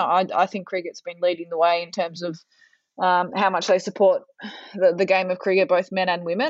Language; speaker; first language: English; native; English